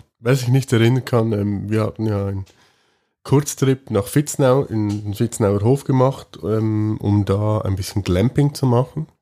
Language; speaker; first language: German; native; German